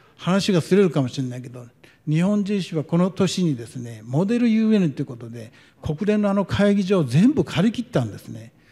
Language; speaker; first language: Japanese; native; Japanese